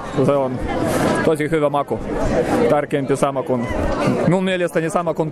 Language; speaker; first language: Finnish; non-native, learner; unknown